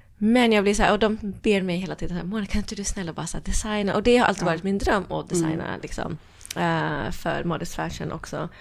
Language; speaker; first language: Swedish; early bilingual, other home language; Somali